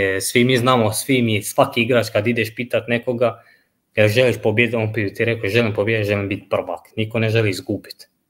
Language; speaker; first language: Croatian; non-native, fluent; Albanian